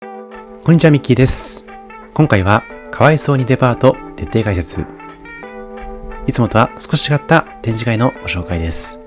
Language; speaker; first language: Japanese; native; Japanese